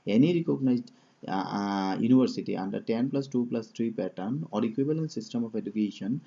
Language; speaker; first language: English; non-native, local second language; Bangla